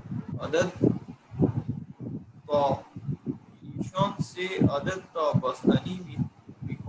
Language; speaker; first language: Persian; non-native, learner; Urdu